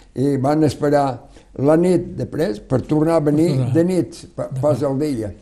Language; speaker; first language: Catalan; non-native, local second language; French